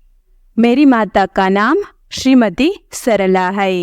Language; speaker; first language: Hindi; non-native, local second language; Kannada